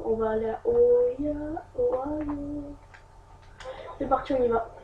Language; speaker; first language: French; native; French